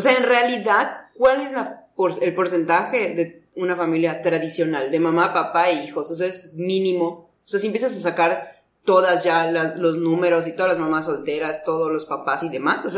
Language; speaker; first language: Spanish; native; Spanish